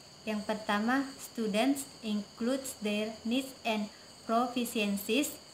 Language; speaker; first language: English; non-native, fluent; Indonesian